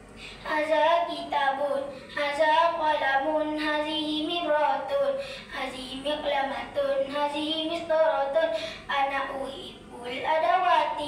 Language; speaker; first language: Arabic; non-native, learner; Malay